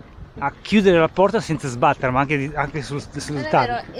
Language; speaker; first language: Italian; native; Italian